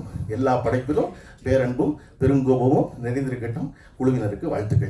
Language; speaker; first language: Tamil; native; Tamil